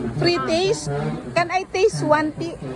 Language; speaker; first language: English; non-native, local second language; Filipino